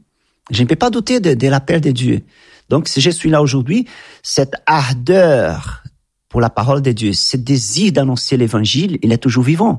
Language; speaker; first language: French; non-native, fluent; Portuguese